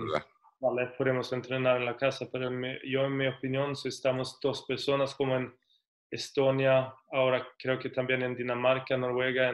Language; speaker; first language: Spanish; non-native, fluent; Swedish